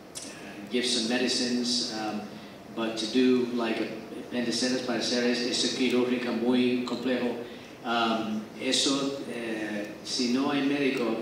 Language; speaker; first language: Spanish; non-native, fluent; English